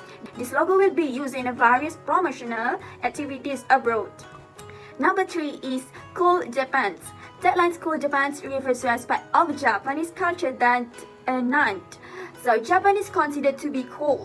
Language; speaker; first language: English; non-native, learner; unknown